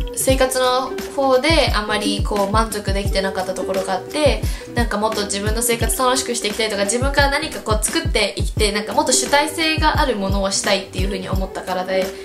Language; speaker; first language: Japanese; early bilingual, heritage; Japanese